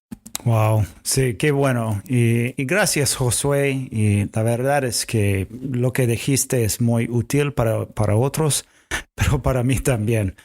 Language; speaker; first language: Spanish; non-native, fluent; English